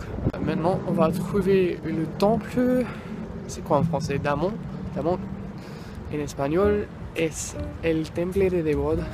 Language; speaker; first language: French; non-native, fluent; English